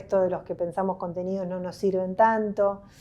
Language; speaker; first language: Spanish; native; Spanish